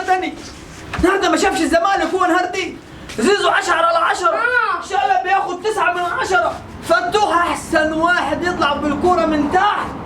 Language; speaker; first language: Arabic; native; Arabic